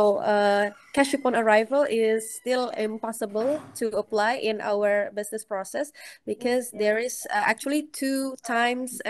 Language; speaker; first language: English; non-native, fluent; Indonesian